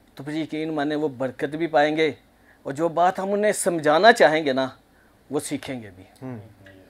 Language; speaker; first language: Urdu; non-native, local second language; Punjabi